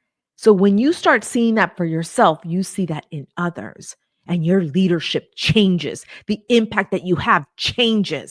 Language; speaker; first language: English; native; English